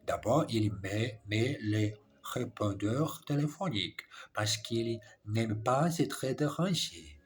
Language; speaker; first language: French; non-native, learner; English